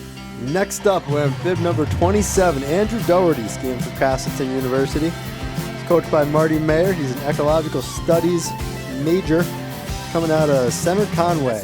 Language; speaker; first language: English; native; English